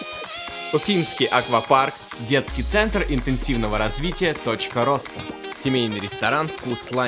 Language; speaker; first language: Russian; native; Russian